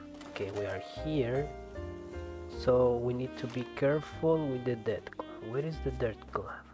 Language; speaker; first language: English; non-native, fluent; Spanish